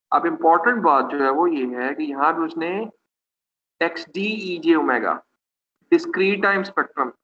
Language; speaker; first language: Urdu; non-native, local second language; Punjabi